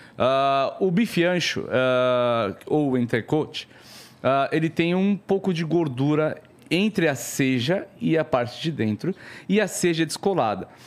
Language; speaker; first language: Portuguese; native; Portuguese